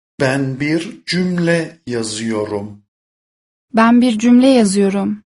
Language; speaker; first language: Turkish; non-native, fluent; Persian